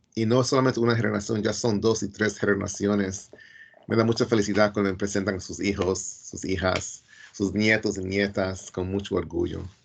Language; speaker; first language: Spanish; early bilingual, heritage; Spanish